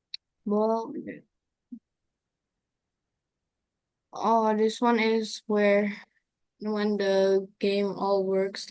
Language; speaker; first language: English; non-native, learner; Indonesian